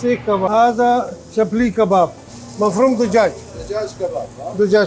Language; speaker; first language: Arabic; non-native, learner; Urdu